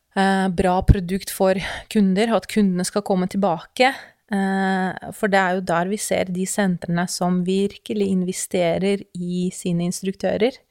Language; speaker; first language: Norwegian; non-native, fluent; Russian